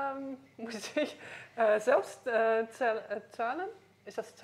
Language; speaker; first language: German; non-native, learner; Dutch